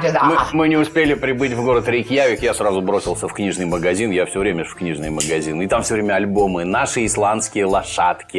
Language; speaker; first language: Russian; native; Russian